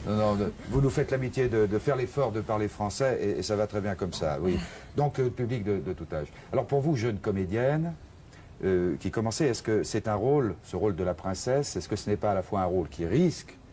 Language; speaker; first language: French; native; French